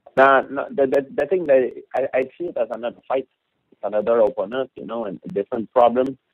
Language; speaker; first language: English; non-native, fluent; French